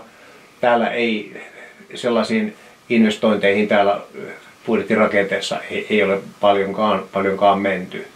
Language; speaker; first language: Finnish; native; Finnish